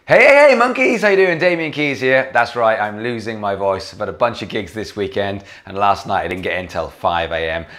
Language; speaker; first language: English; native; English